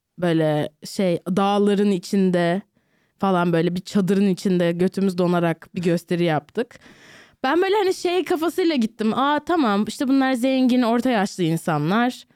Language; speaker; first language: Turkish; native; Turkish